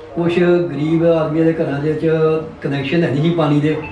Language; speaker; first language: Punjabi; native; Punjabi